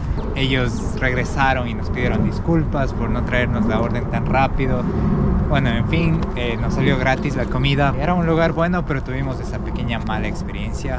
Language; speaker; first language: Spanish; native; Spanish